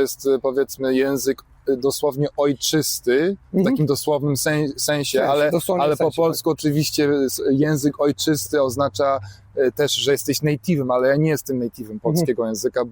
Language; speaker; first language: Polish; early bilingual, heritage; German